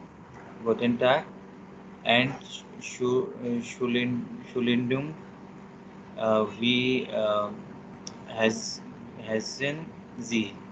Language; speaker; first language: German; non-native, learner; Hindi